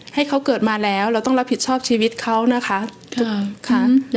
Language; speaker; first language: Thai; native; Thai